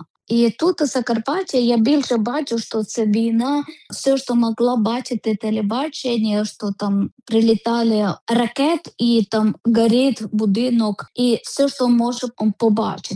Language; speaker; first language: Ukrainian; non-native, learner; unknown